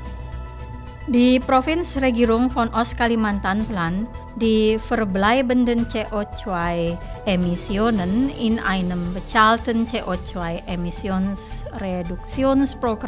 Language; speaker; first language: German; non-native, fluent; Indonesian